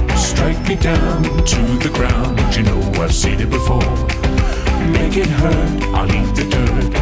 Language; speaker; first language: English; non-native, fluent; Arabic